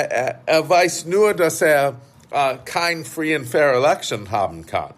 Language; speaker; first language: German; non-native, fluent; English